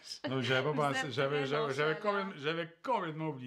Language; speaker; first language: French; native; French